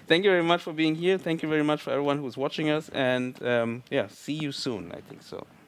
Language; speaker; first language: English; non-native, fluent; German